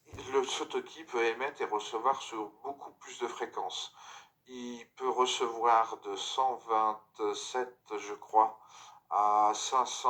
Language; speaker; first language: French; native; French